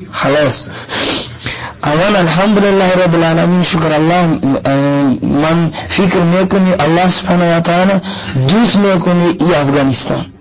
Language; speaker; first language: Persian; non-native, learner; Russian